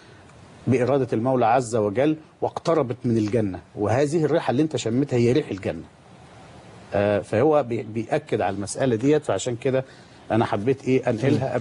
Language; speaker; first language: Arabic; native; Arabic